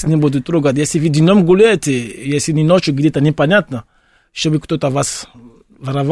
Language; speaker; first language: Russian; non-native, fluent; Fon